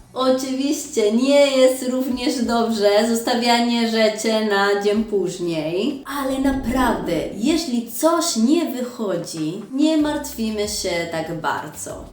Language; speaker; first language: Polish; non-native, fluent; Spanish